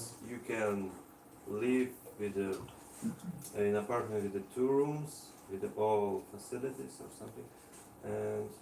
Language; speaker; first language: English; non-native, learner; Russian